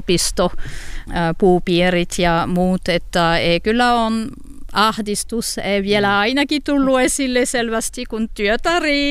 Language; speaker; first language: Finnish; non-native, fluent; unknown